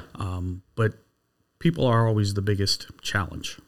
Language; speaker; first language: English; native; English